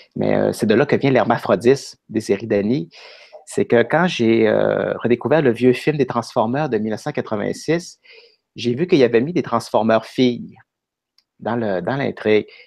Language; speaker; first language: French; native; French